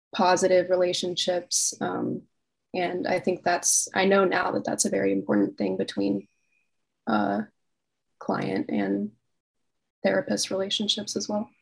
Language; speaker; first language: English; native; English